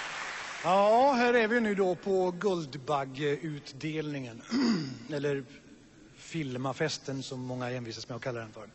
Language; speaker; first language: Swedish; native; Swedish